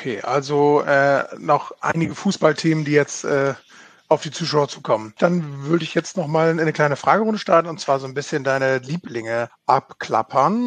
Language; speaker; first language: German; native; German